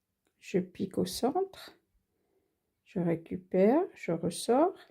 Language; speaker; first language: French; native; French